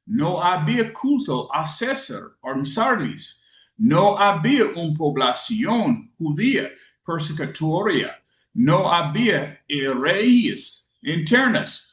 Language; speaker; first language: Spanish; non-native, learner; English